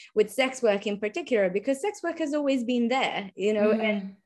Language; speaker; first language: English; non-native, fluent; Italian